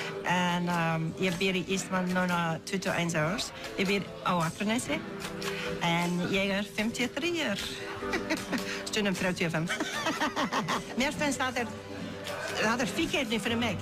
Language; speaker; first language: Icelandic; non-native, learner; English